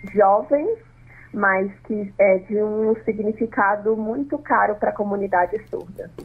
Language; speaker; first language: Portuguese; non-native, local second language; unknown